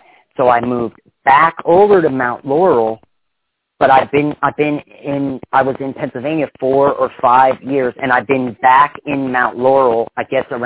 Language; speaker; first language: English; native; English